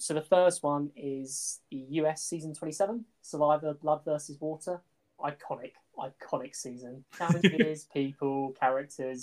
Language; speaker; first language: English; native; English